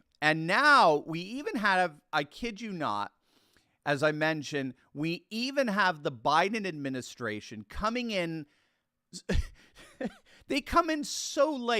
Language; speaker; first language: English; native; English